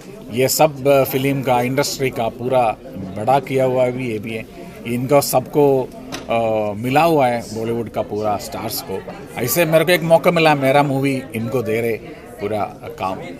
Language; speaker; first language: Hindi; non-native, local second language; Malayalam